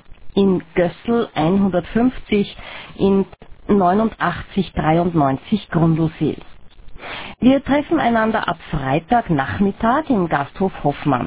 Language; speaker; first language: German; native; German